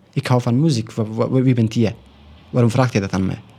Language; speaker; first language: Dutch; non-native, learner; Pashto